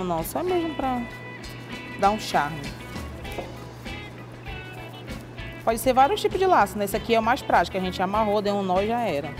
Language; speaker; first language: Portuguese; native; Portuguese